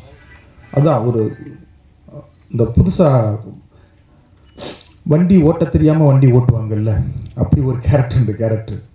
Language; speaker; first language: Tamil; native; Tamil